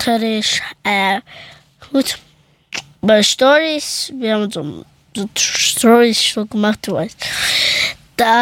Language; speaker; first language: German; early bilingual, other home language; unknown